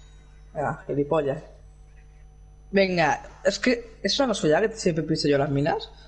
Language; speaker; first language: Spanish; native; Spanish